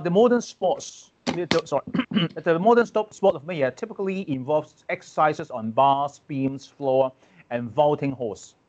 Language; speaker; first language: English; non-native, local second language; Cantonese